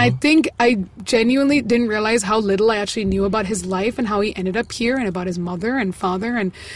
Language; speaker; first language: English; non-native, local second language; Malayalam